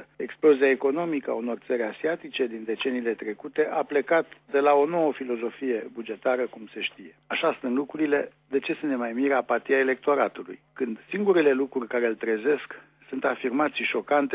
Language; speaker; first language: Romanian; native; Romanian